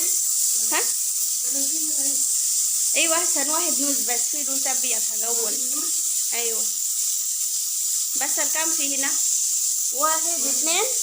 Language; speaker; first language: Arabic; non-native, learner; Bangla